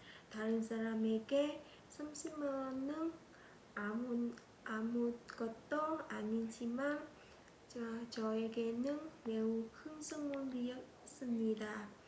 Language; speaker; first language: Korean; non-native, learner; Vietnamese